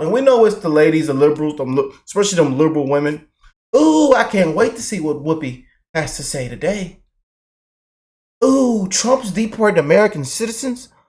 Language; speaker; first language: English; native; English